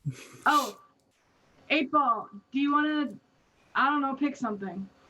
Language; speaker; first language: English; native; English